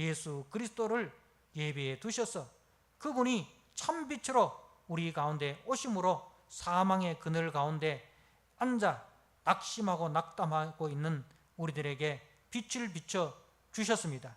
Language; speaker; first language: Korean; native; Korean